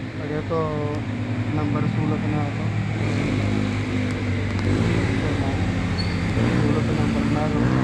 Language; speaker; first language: Filipino; non-native, learner; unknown